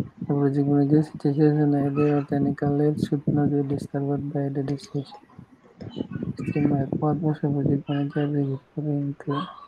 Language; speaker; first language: English; non-native, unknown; Indonesian